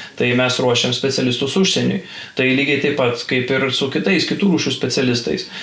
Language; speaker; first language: Lithuanian; native; Lithuanian